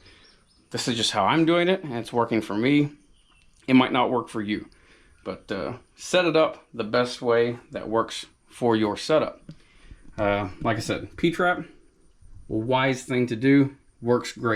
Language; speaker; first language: English; native; English